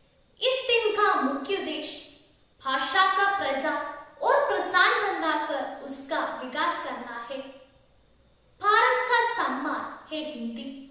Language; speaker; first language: Hindi; non-native, local second language; Malayalam